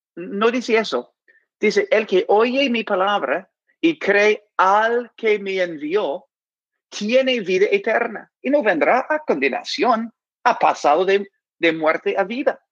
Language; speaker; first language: Spanish; non-native, fluent; English